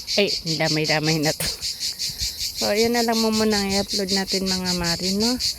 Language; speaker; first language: Filipino; non-native, local second language; Cebuano